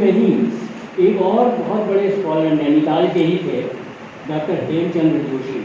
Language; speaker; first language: Hindi; native; Hindi